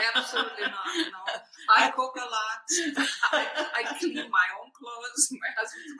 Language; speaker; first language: English; non-native, fluent; Hungarian